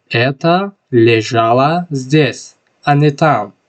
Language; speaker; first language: Russian; non-native, local second language; Tajik